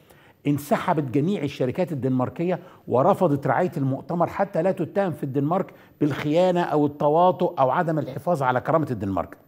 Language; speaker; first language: Arabic; native; Arabic